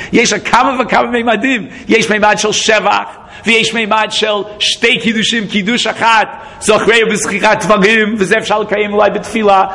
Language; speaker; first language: Hebrew; non-native, fluent; English